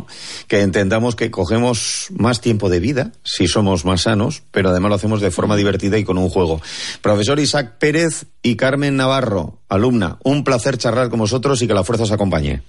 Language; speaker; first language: Spanish; native; Spanish